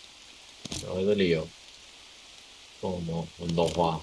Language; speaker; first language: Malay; non-native, local second language; Chinese